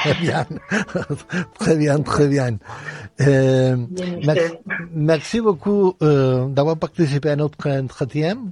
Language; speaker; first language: French; non-native, learner; Spanish